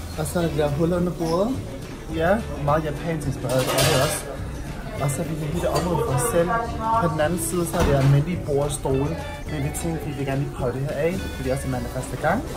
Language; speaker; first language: Danish; early bilingual, other home language; Vietnamese